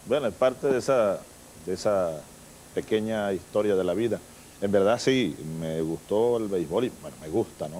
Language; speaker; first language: Spanish; native; Spanish